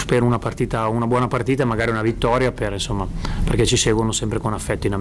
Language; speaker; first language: Italian; native; Italian